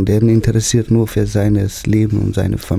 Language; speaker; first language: German; non-native, fluent; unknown